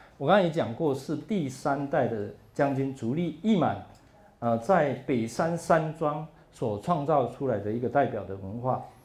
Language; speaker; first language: Chinese; non-native, local second language; Hakka Chinese